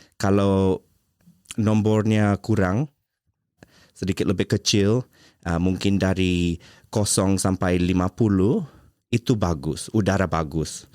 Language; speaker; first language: Indonesian; early bilingual, heritage; Indonesian